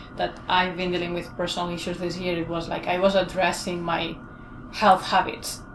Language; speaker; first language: English; non-native, fluent; Spanish